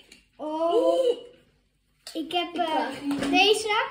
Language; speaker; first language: Dutch; native; Dutch